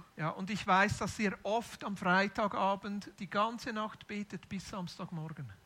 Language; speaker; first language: German; native; German